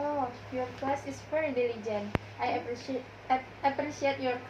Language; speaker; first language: English; non-native, learner; Indonesian